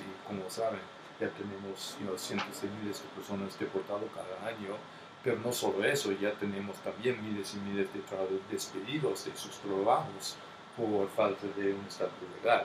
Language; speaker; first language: Spanish; non-native, fluent; English